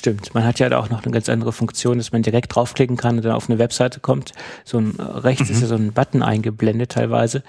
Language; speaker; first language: German; native; German